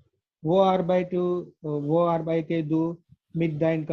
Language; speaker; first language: German; non-native, learner; Gujarati